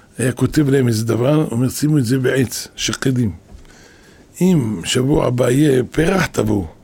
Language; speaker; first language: Hebrew; native; Hebrew